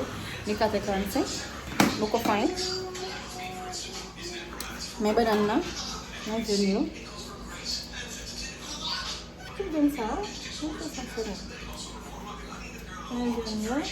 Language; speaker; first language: French; non-native, local second language; Haitian Creole